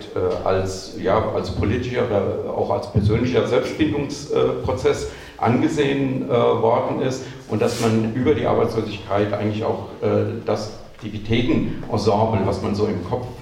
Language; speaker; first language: German; native; German